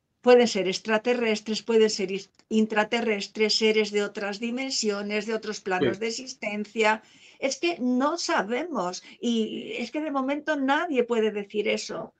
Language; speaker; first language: Spanish; native; Spanish